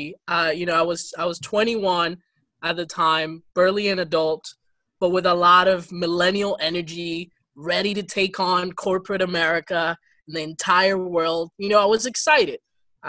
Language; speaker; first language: English; early bilingual, other home language; Spanish